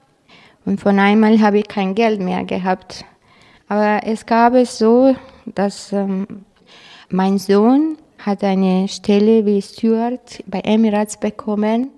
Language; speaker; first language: German; non-native, fluent; Croatian